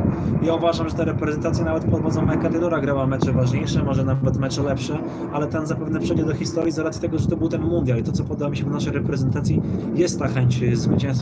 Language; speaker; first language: Polish; native; Polish